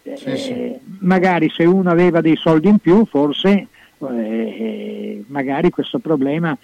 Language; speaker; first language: Italian; native; Italian